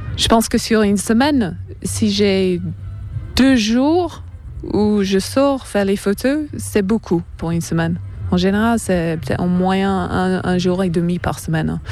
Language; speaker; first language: French; non-native, fluent; English